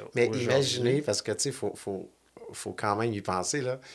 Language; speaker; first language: French; native; French